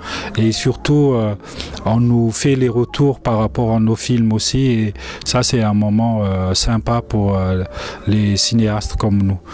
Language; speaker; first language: French; non-native, local second language; Malagasy